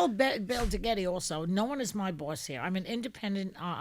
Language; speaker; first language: English; native; English